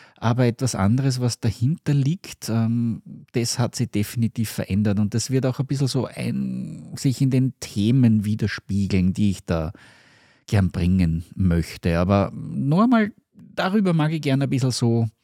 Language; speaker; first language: German; native; German